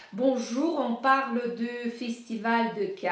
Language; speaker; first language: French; non-native, fluent; Russian